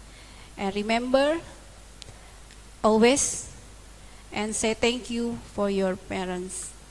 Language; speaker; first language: English; non-native, learner; Indonesian